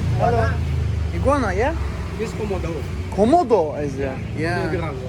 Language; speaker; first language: English; non-native, learner; Turkish